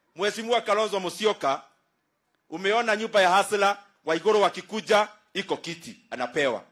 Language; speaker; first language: Swahili; non-native, local second language; Kikuyu